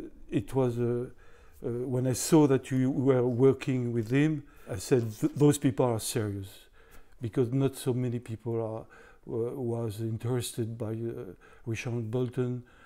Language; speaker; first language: English; non-native, fluent; French